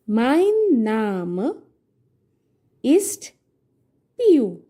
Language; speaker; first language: German; non-native, fluent; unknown